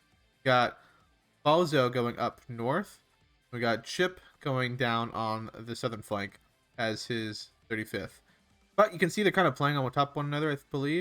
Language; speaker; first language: English; native; English